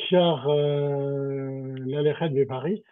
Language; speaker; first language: Hebrew; non-native, learner; French